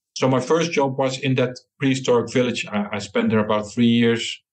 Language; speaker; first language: English; non-native, fluent; Dutch